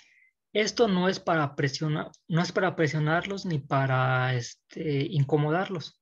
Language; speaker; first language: Spanish; native; Spanish